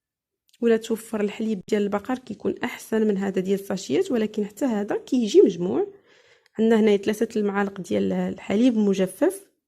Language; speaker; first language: Arabic; native; Arabic